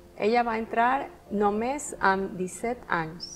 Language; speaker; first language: Catalan; non-native, learner; Spanish